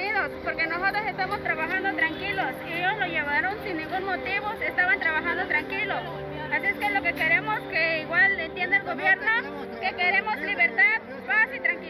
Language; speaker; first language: Spanish; native; Spanish